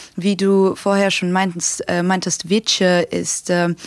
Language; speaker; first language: German; non-native, fluent; Ukrainian